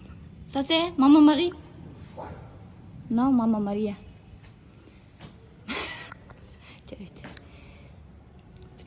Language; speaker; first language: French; non-native, learner; Kazakh